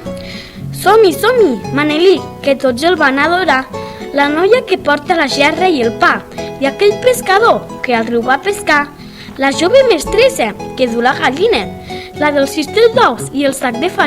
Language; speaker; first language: Catalan; native; Catalan